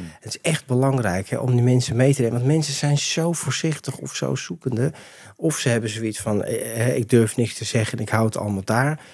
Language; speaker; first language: Dutch; native; Dutch